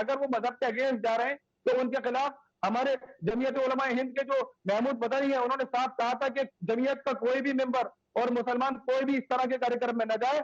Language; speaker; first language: Hindi; native; Hindi